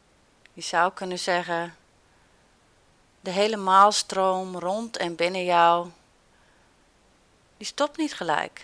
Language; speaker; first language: Dutch; native; Dutch